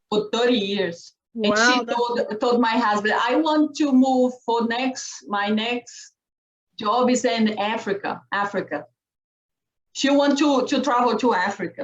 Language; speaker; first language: English; non-native, learner; Portuguese